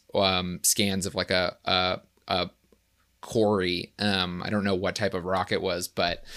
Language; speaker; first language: English; native; English